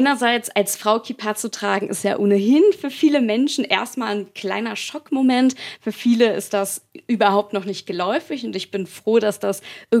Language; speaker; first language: German; native; German